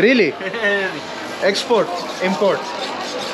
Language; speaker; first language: English; non-native, local second language; Hindi